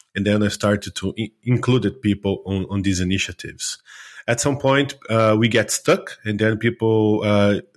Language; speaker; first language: English; non-native, fluent; Portuguese